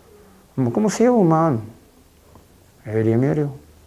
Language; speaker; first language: Portuguese; non-native, fluent; Japanese